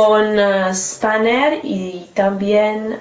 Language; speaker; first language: Spanish; non-native, learner; English